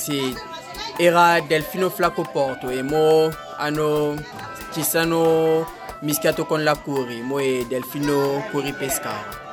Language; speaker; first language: Italian; non-native, learner; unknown